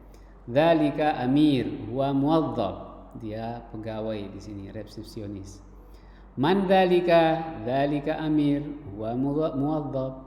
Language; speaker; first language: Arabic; non-native, fluent; Indonesian